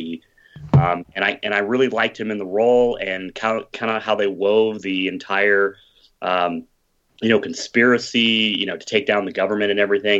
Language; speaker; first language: English; native; English